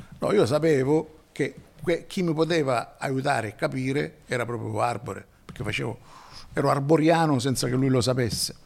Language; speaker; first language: Italian; native; Italian